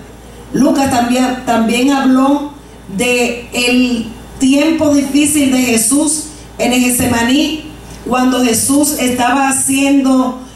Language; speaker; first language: Spanish; native; Spanish